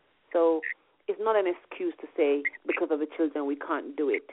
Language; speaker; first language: English; non-native, local second language; Jamaican Creole English